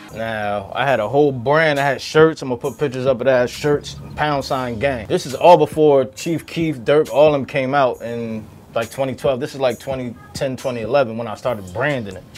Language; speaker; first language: English; native; English